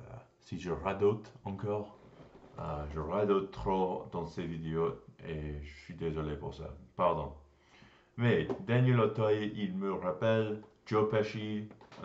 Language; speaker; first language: French; non-native, learner; English